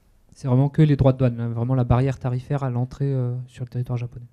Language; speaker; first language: French; native; French